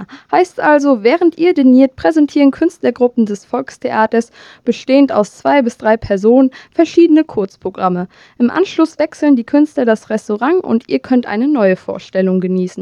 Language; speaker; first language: German; native; German